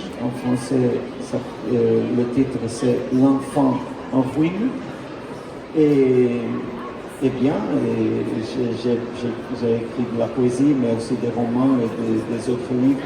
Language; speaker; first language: French; non-native, fluent; Portuguese